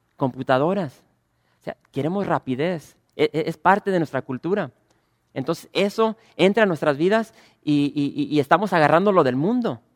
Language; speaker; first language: Spanish; early bilingual, other home language; English